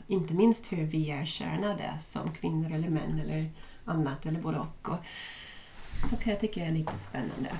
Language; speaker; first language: Swedish; non-native, fluent; English